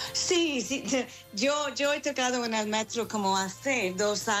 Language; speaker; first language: Spanish; non-native, fluent; English